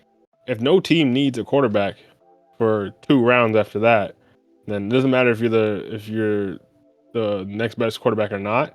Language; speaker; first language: English; native; English